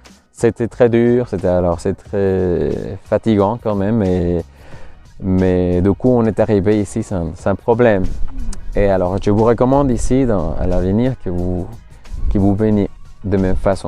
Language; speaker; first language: French; non-native, fluent; Spanish